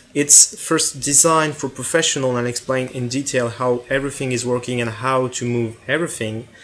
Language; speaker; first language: English; non-native, fluent; French